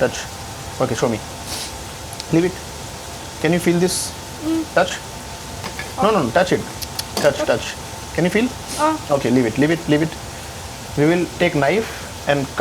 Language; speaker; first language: English; non-native, local second language; Hindi